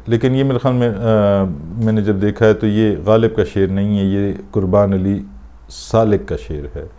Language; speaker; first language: Urdu; non-native, local second language; Pashto